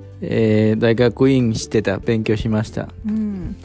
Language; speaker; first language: Japanese; non-native, learner; Spanish